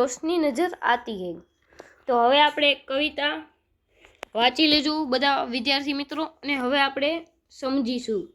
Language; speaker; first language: Hindi; non-native, local second language; Gujarati